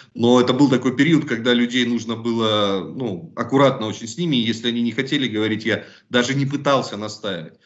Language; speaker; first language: Russian; native; Russian